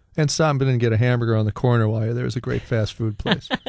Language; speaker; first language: English; native; English